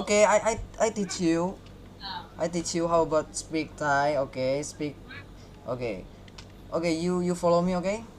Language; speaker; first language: English; non-native, learner; Hakka Chinese